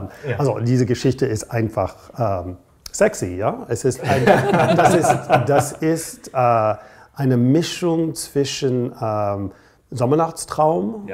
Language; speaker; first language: German; non-native, fluent; English